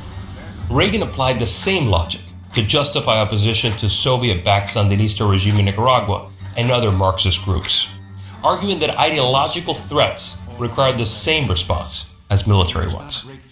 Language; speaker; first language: English; native; English